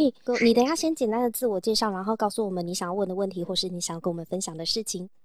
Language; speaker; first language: Chinese; native; Chinese